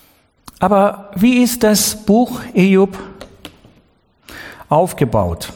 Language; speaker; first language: German; non-native, learner; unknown